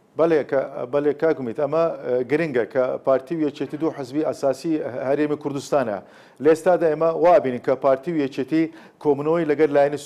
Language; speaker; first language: Central Kurdish; non-native, local second language; Turkish